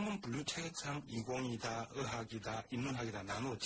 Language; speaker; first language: Korean; native; Korean